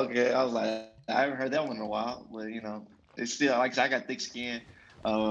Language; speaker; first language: English; native; English